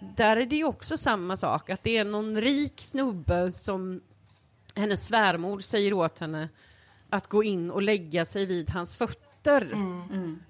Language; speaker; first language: Swedish; native; Swedish